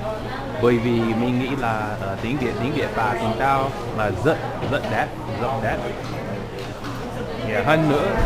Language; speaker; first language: Vietnamese; non-native, learner; English